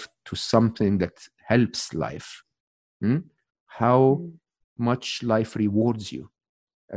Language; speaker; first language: English; non-native, fluent; Arabic